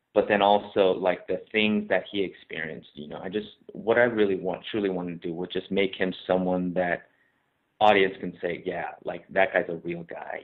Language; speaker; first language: English; native; English